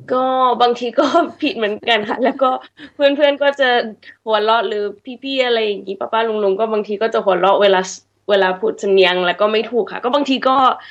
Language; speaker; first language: Thai; early bilingual, heritage; Thai